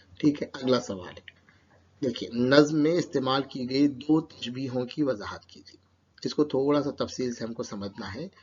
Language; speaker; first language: Urdu; native; Urdu